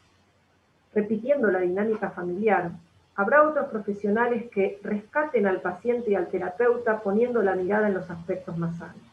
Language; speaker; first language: Spanish; native; Spanish